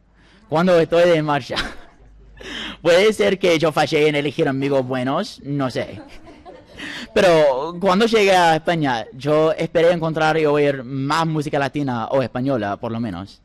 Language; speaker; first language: Spanish; non-native, fluent; English